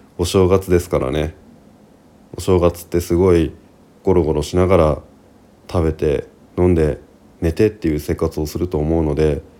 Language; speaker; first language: Japanese; native; Japanese